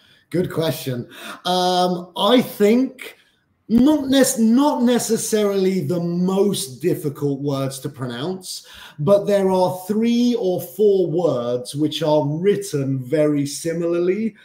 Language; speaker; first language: English; native; English